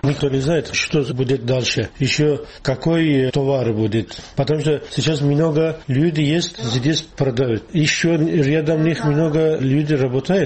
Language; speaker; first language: Russian; non-native, learner; Turkish